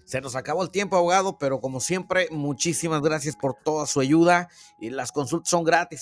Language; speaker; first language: Spanish; native; Spanish